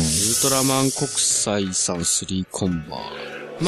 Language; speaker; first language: Japanese; native; Japanese